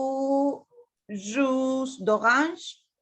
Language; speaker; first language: French; non-native, learner; Spanish